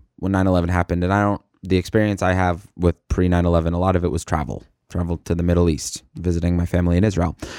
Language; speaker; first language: English; native; English